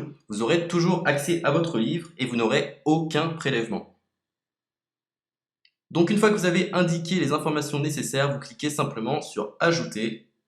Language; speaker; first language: French; native; French